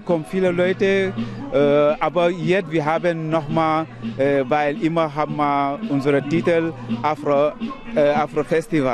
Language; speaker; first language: German; non-native, learner; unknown